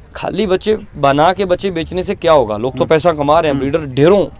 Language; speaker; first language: Hindi; native; Hindi